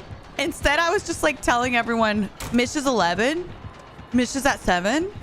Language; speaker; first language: English; early bilingual, heritage; Spanish